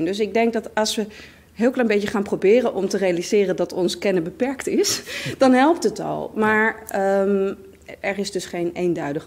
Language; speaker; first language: Dutch; native; Dutch